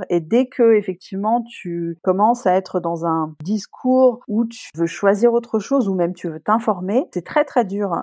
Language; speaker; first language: French; native; French